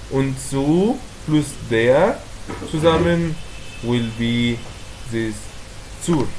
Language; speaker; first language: German; non-native, fluent; Arabic